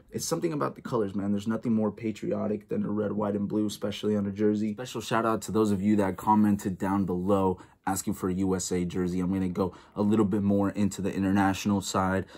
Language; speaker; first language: English; native; English